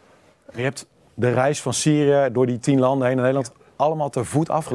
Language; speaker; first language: Dutch; native; Dutch